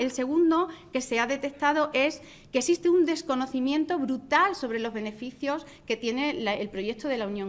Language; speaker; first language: Spanish; native; Spanish